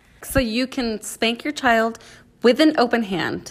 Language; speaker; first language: English; early bilingual, other home language; Spanish